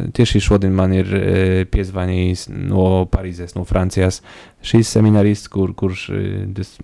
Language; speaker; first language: Latvian; non-native, fluent; Polish